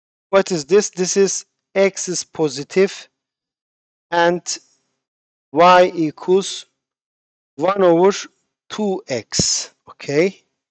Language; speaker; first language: English; non-native, fluent; Turkish